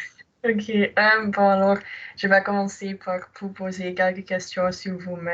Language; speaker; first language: French; non-native, learner; Dutch